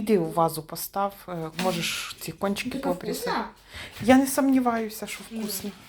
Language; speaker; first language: Ukrainian; native; Ukrainian